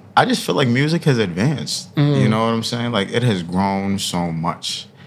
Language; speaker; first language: English; early bilingual, other home language; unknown